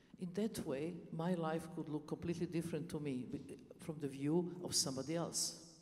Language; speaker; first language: English; non-native, fluent; Serbian